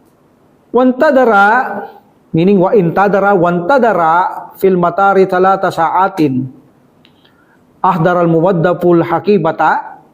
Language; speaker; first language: Arabic; non-native, fluent; Filipino